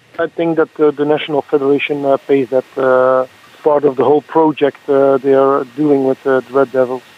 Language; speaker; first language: English; non-native, fluent; Dutch